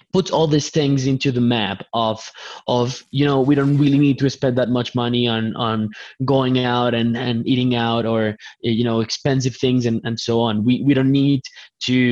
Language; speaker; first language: English; non-native, fluent; Spanish